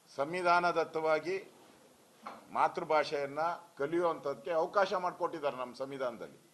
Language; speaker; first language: Kannada; native; Kannada